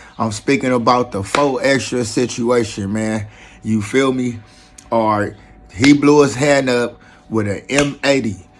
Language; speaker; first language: English; native; English